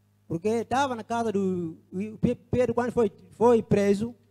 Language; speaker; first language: Portuguese; non-native, learner; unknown